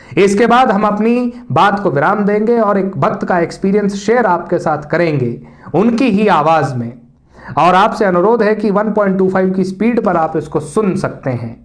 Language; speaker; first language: Hindi; native; Hindi